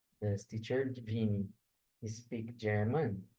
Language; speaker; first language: English; non-native, fluent; Portuguese